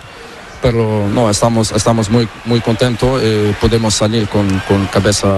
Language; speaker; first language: Spanish; non-native, learner; Portuguese